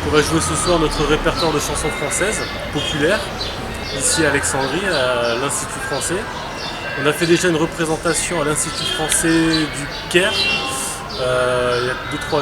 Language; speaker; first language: French; native; French